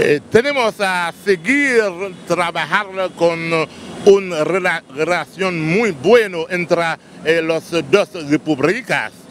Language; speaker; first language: Spanish; non-native, local second language; Haitian Creole